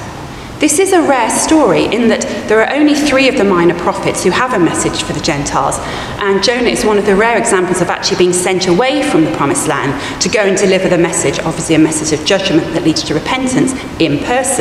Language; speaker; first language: English; native; English